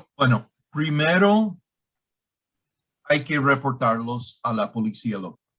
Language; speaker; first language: Spanish; non-native, learner; English